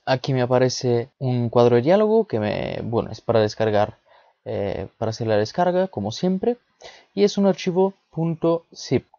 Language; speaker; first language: Spanish; early bilingual, other home language; Bulgarian